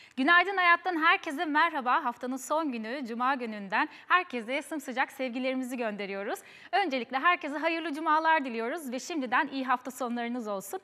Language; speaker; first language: Turkish; early bilingual, heritage; Turkish